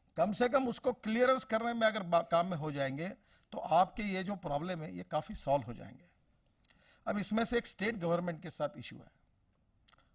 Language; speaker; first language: Hindi; non-native, local second language; Marathi